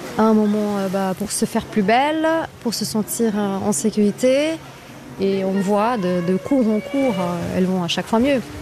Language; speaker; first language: French; non-native, fluent; Portuguese